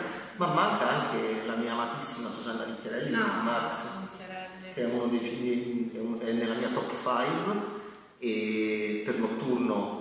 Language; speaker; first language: Italian; native; Italian